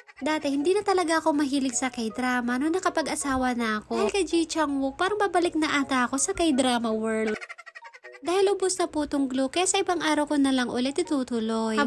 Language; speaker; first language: Filipino; native; Filipino